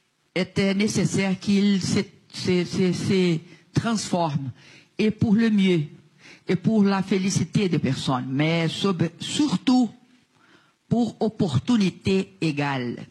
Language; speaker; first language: French; non-native, learner; Portuguese